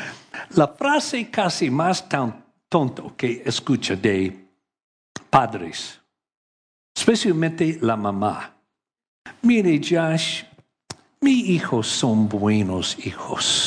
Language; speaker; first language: Spanish; non-native, learner; English